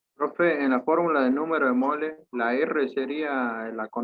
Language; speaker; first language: Spanish; native; Spanish